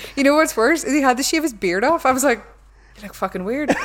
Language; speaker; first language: English; native; English